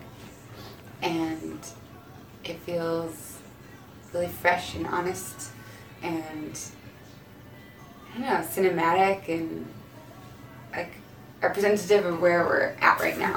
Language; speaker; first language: English; native; English